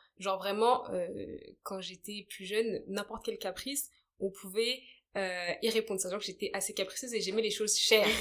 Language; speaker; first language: French; early bilingual, other home language; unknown